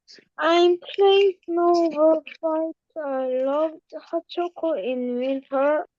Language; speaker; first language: English; non-native, learner; Korean